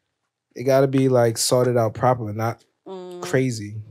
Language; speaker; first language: English; native; English